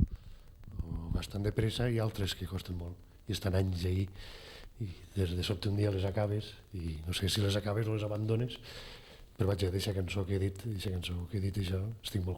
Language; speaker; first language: Catalan; native; Catalan